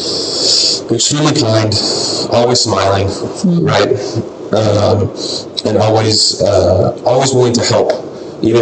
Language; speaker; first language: English; non-native, fluent; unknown